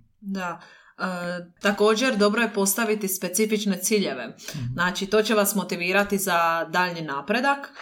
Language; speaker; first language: Croatian; native; Croatian